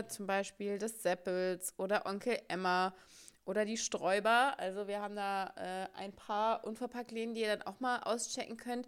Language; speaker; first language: German; native; German